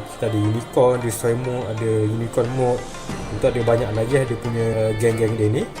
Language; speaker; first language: Malay; native; Malay